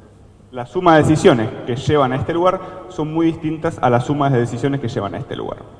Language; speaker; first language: Spanish; native; Spanish